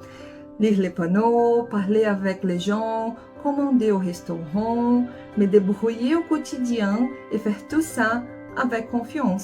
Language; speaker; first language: French; non-native, learner; Portuguese